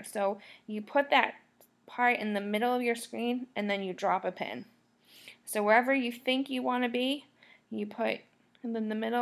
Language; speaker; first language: English; native; English